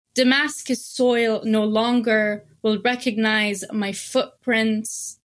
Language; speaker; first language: English; non-native, fluent; Arabic